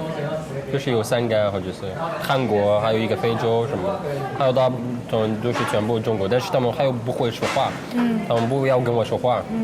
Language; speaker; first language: Chinese; non-native, learner; Arabic